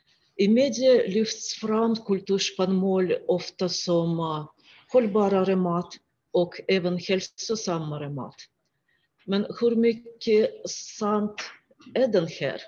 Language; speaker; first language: Swedish; non-native, fluent; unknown